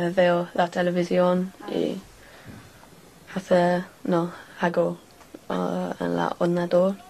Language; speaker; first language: Spanish; non-native, learner; English